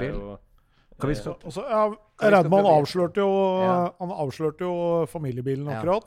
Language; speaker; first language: Norwegian; native; Norwegian